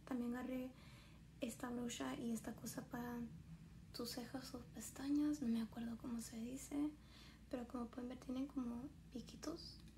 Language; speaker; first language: Spanish; early bilingual, heritage; Spanish